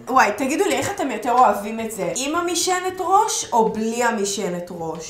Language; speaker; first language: Hebrew; native; Hebrew